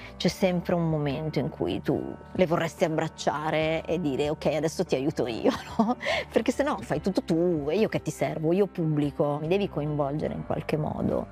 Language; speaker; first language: Italian; native; Italian